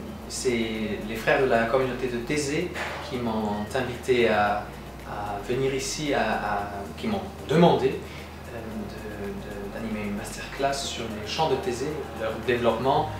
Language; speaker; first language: French; non-native, fluent; German